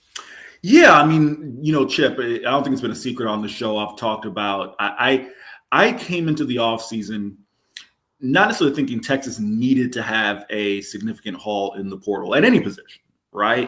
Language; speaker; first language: English; native; English